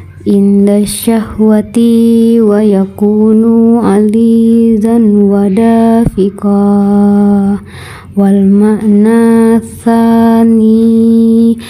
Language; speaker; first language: Arabic; non-native, learner; Indonesian